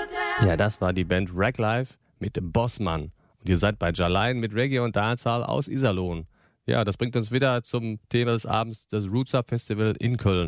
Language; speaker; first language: German; native; German